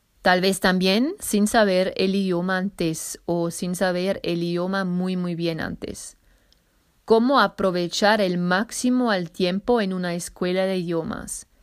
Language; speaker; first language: Spanish; non-native, fluent; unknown